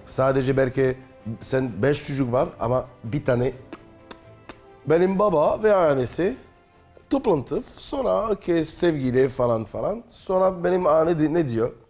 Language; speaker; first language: Turkish; non-native, learner; French